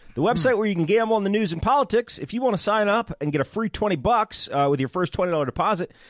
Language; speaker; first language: English; native; English